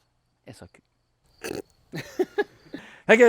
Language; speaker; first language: French; native; French